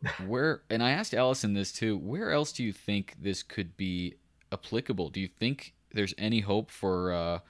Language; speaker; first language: English; native; English